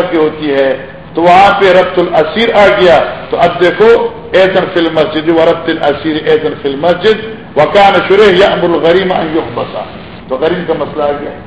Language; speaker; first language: Urdu; non-native, local second language; Northern Hindko